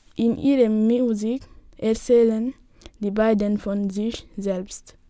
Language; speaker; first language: German; non-native, learner; Wolof